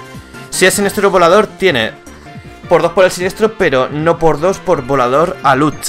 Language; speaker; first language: Spanish; native; Spanish